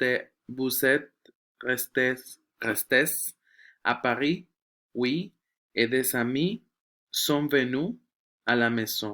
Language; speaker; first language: French; non-native, fluent; Spanish